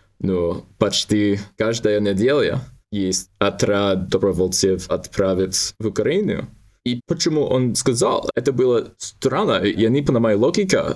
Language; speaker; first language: Russian; non-native, learner; English